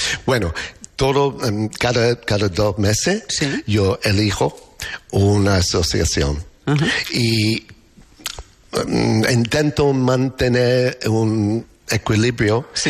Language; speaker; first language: Spanish; non-native, fluent; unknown